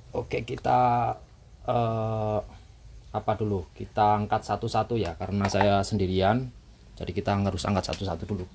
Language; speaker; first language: Indonesian; non-native, local second language; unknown